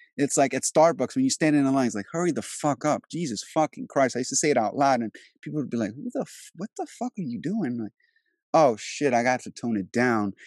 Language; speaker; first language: English; early bilingual, other home language; Albanian